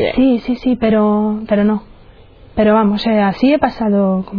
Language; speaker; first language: Spanish; non-native, fluent; Czech